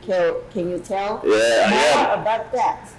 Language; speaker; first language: English; non-native, fluent; Chinese